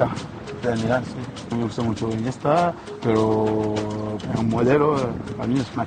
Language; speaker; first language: Spanish; non-native, learner; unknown